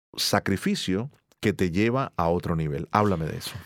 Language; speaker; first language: Spanish; native; Spanish